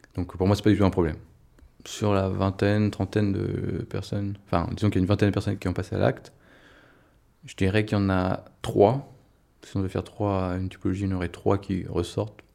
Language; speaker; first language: French; native; French